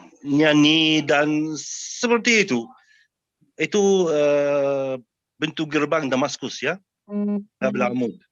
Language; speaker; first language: Indonesian; non-native, learner; Arabic